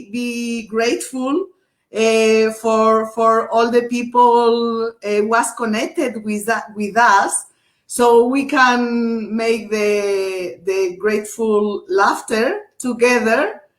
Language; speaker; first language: English; non-native, learner; Portuguese